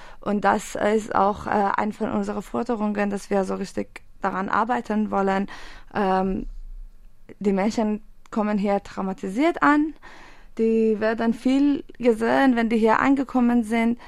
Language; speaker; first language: German; non-native, fluent; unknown